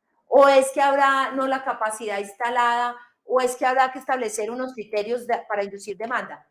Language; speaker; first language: Spanish; native; Spanish